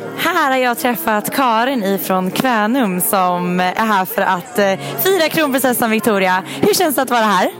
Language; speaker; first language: Swedish; native; Swedish